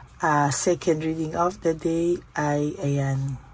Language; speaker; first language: Filipino; native; Filipino